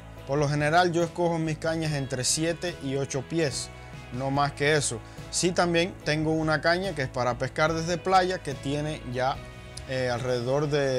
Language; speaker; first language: Spanish; native; Spanish